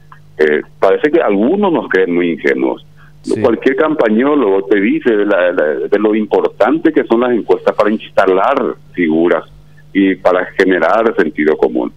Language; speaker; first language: Spanish; native; Spanish